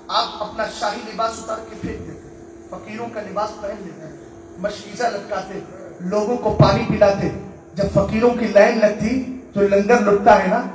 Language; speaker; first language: Urdu; native; Urdu